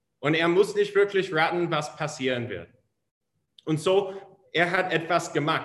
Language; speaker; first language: German; non-native, fluent; English